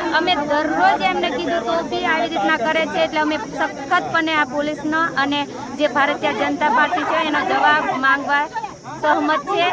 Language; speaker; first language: Gujarati; non-native, local second language; Rathawi